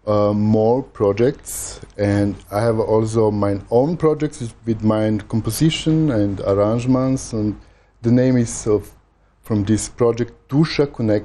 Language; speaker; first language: English; non-native, learner; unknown